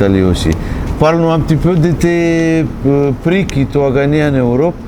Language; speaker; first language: French; non-native, fluent; Romanian